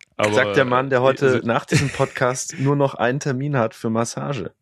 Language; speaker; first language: German; native; German